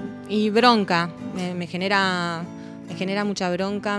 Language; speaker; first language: Spanish; native; Spanish